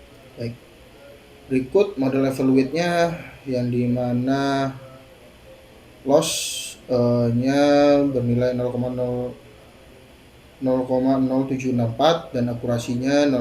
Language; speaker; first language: Indonesian; native; Indonesian